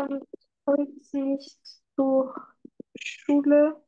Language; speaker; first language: German; non-native, learner; French